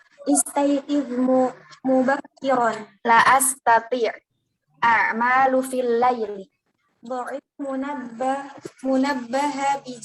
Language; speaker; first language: Arabic; non-native, learner; Indonesian